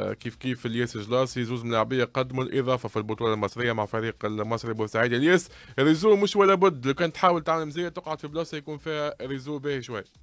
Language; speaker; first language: Arabic; native; Arabic